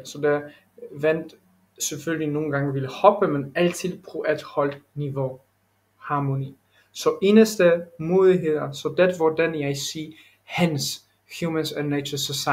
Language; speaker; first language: Danish; non-native, learner; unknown